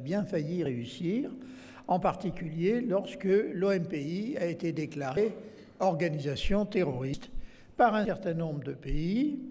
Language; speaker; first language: French; native; French